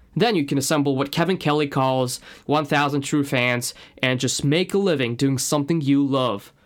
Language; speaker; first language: English; non-native, fluent; Russian